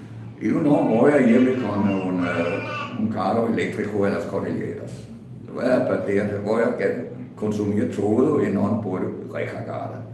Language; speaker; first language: Spanish; non-native, fluent; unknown